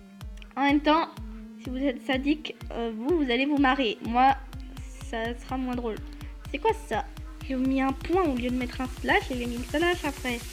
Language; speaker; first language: French; native; French